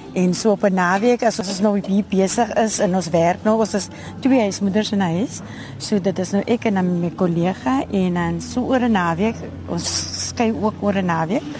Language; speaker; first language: Afrikaans; native; Afrikaans